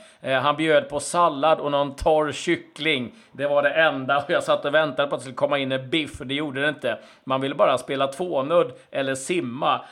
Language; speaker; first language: Swedish; native; Swedish